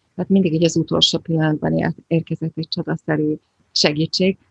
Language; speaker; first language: Hungarian; native; Hungarian